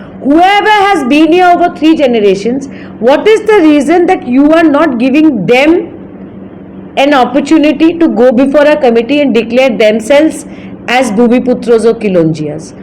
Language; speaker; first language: English; non-native, local second language; Bangla